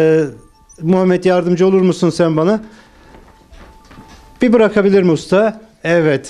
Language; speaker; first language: Turkish; native; Turkish